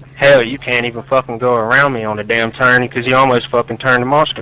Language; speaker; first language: English; native; English